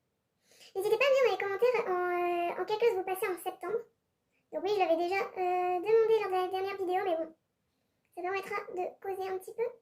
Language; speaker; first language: French; native; French